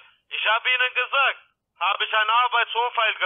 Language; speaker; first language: German; non-native, learner; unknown